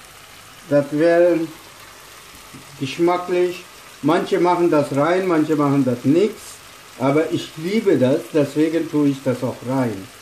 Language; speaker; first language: German; non-native, learner; Urdu